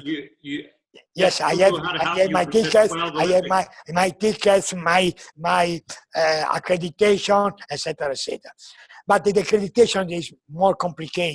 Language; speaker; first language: English; non-native, learner; Italian